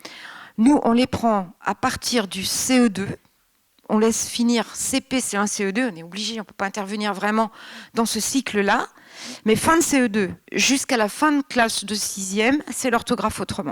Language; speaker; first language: French; native; French